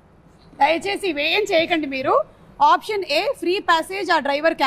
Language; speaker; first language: Telugu; native; Telugu